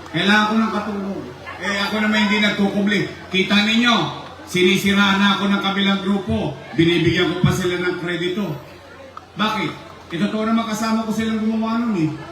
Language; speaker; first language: Filipino; native; Filipino